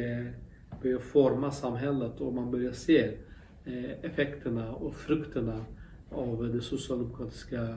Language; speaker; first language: Swedish; non-native, local second language; Kurdish